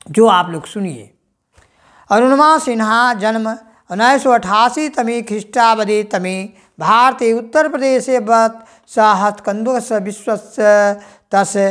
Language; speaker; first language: Hindi; native; Hindi